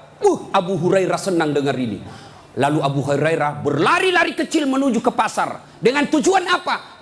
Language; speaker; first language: Indonesian; native; Indonesian